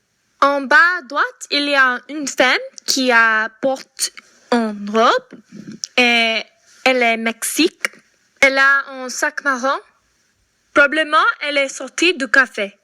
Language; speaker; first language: French; non-native, learner; English